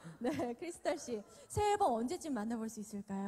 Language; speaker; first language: Korean; non-native, fluent; Chinese